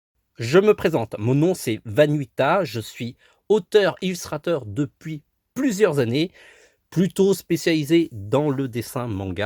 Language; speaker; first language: French; native; French